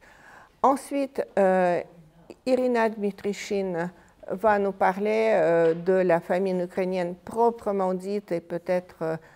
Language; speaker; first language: French; non-native, fluent; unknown